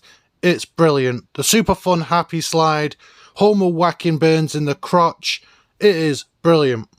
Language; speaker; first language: English; native; English